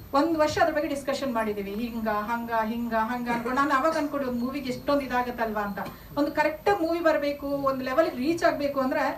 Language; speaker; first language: Kannada; non-native, local second language; Kodava